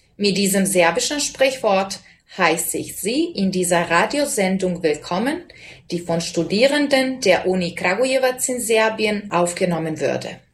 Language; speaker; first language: German; non-native, fluent; Serbian